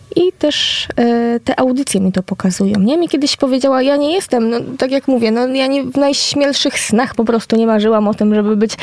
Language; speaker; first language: Polish; native; Polish